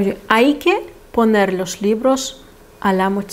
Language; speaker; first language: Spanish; non-native, fluent; Lithuanian